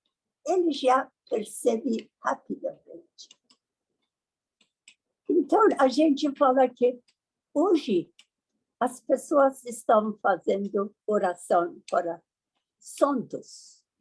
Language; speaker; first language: Portuguese; non-native, learner; Persian